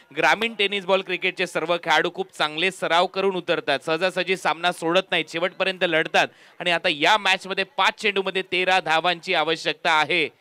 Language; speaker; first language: Marathi; native; Marathi